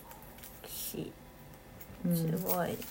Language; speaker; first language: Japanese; early bilingual, other home language; Korean